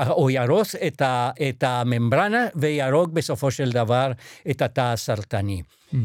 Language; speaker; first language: Hebrew; non-native, fluent; Spanish